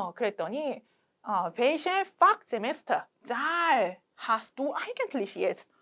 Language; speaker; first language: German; non-native, fluent; Korean